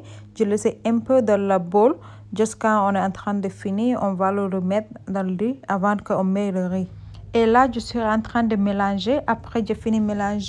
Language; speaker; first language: French; non-native, learner; Soninke